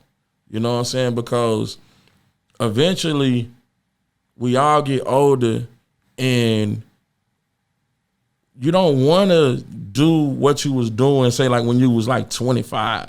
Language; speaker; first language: English; native; English